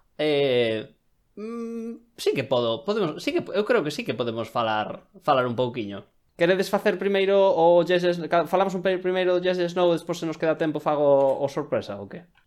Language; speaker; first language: Galician; non-native, local second language; Spanish